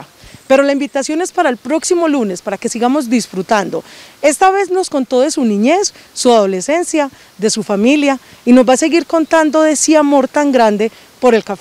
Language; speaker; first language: Spanish; native; Spanish